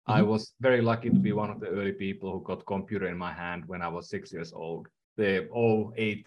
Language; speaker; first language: English; non-native, fluent; Finnish